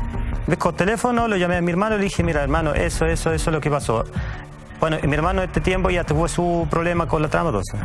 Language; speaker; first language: Spanish; native; Spanish